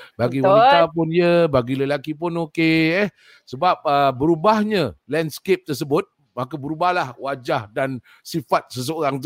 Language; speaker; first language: Malay; native; Malay